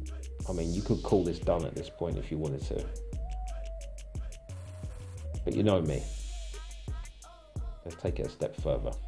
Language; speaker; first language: English; native; English